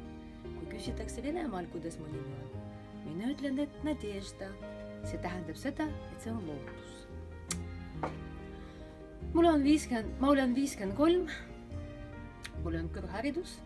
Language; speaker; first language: Estonian; non-native, local second language; Russian